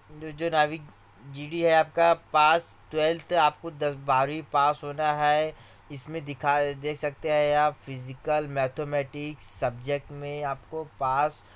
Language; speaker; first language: Hindi; native; Hindi